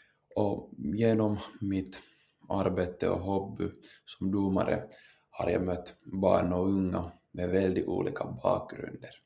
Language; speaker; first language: Swedish; non-native, local second language; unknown